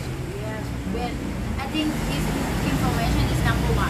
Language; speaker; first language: English; non-native, learner; Thai